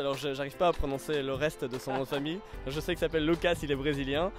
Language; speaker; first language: French; native; French